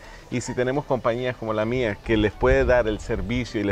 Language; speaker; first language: Spanish; native; Spanish